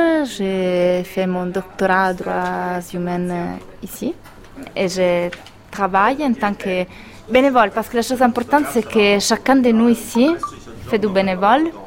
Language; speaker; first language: French; non-native, fluent; Italian